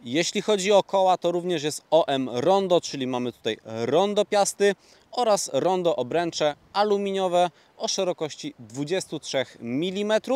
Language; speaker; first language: Polish; native; Polish